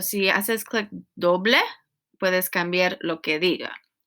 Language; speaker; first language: Spanish; non-native, learner; English